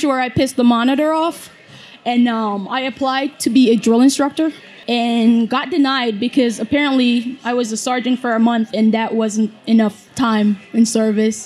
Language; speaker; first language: English; non-native, local second language; Jamaican Creole English